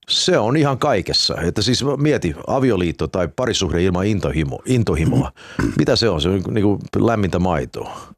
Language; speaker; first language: Finnish; early bilingual, heritage; Finnish